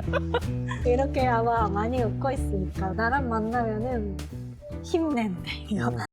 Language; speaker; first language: Korean; non-native, fluent; Japanese